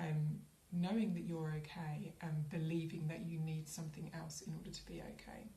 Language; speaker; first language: English; native; English